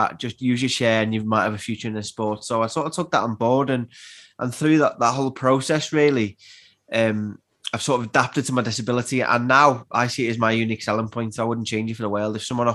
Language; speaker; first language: English; native; English